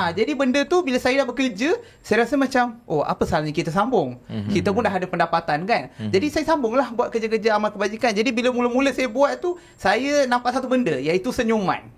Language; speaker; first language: Malay; non-native, local second language; Tamil